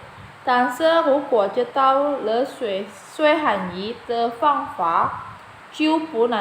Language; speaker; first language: Chinese; non-native, fluent; Indonesian